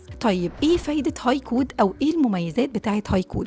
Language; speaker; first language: Arabic; native; Arabic